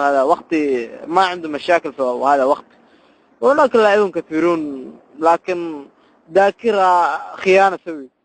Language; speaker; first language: Arabic; non-native, learner; Somali